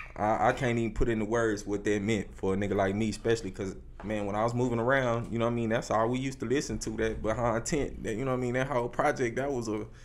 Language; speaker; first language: English; native; English